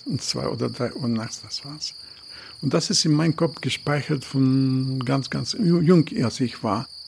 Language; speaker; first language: German; non-native, fluent; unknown